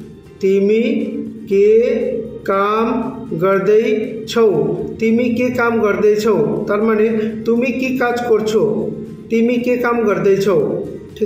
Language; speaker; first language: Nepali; non-native, learner; Bangla